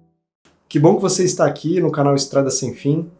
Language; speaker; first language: Portuguese; native; Portuguese